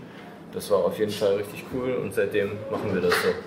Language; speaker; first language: German; native; German